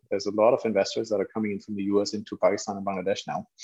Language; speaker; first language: English; non-native, fluent; Danish